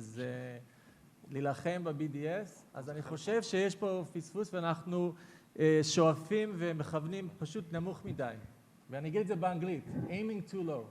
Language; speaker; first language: Hebrew; non-native, fluent; English